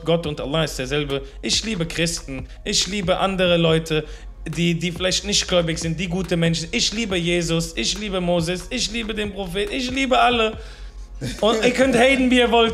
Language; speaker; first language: German; native; German